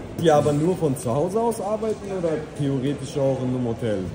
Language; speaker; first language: German; native; German